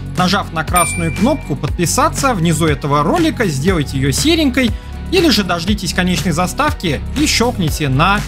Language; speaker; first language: Russian; native; Russian